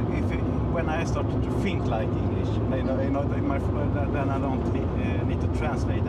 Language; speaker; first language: English; non-native, fluent; Swedish